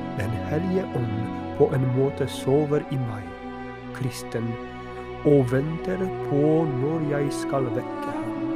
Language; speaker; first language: Norwegian; non-native, fluent; Polish